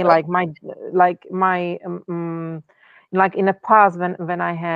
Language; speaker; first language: English; non-native, fluent; Czech